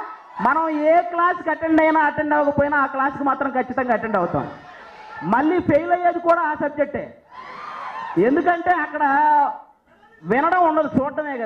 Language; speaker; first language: Telugu; native; Telugu